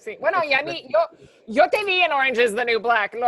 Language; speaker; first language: Spanish; early bilingual, heritage; Spanish